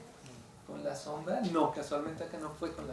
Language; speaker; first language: Spanish; native; Spanish